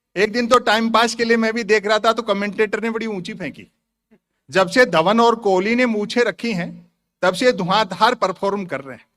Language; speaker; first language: Hindi; native; Hindi